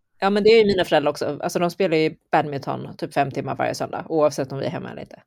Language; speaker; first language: Swedish; early bilingual, other home language; Chinese